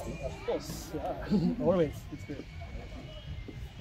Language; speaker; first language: English; non-native, learner; Japanese